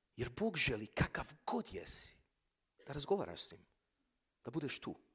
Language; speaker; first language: Croatian; early bilingual, heritage; Croatian